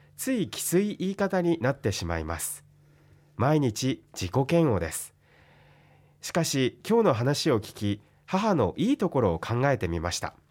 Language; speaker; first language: Japanese; native; Japanese